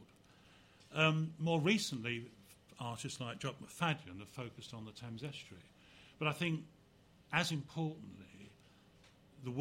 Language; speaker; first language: English; native; English